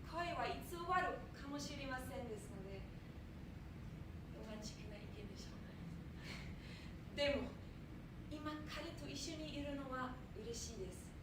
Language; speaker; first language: Japanese; non-native, fluent; German